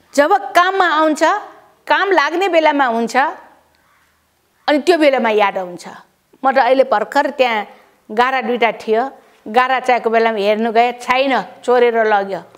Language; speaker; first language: Nepali; non-native, local second language; Newari